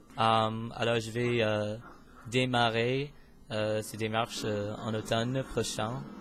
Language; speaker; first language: French; non-native, fluent; English